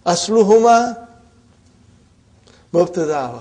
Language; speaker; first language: Arabic; non-native, fluent; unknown